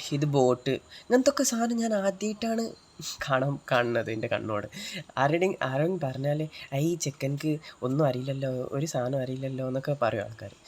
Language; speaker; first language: Malayalam; early bilingual, heritage; Malayalam